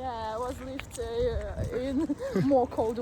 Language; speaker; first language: English; non-native, learner; Russian